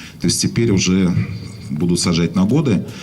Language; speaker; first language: Russian; native; Russian